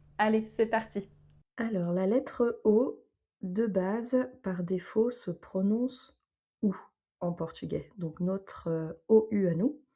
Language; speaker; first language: French; native; French